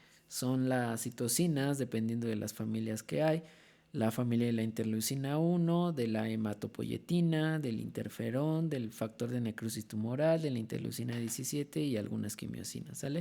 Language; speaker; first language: Spanish; native; Spanish